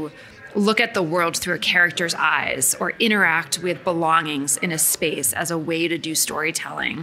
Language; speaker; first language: English; native; English